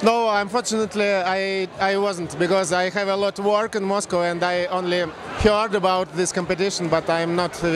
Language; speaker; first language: English; non-native, fluent; Russian